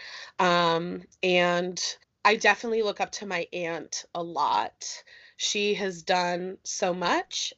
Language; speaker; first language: English; native; English